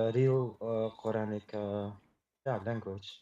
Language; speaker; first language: English; non-native, fluent; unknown